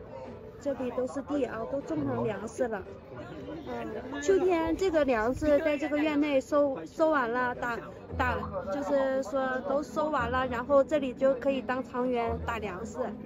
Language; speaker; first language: Chinese; native; Chinese